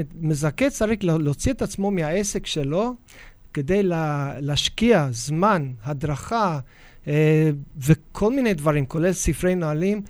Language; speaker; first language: Hebrew; non-native, fluent; English